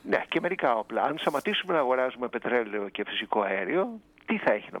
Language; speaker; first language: Greek; native; Greek